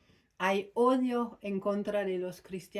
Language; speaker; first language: Spanish; non-native, fluent; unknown